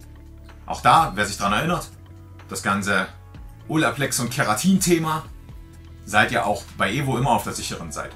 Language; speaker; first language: German; native; German